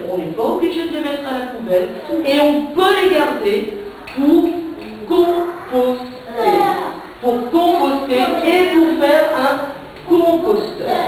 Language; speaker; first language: French; native; French